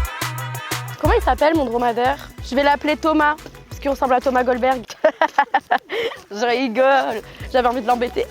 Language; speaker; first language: French; native; French